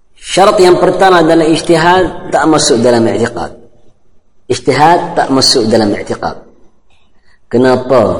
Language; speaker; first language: Malay; non-native, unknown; Arabic